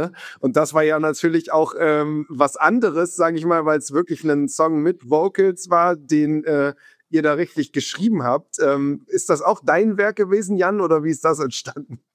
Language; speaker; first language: German; native; German